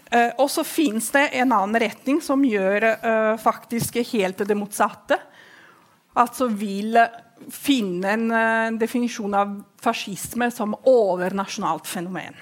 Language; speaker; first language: Norwegian; non-native, fluent; Italian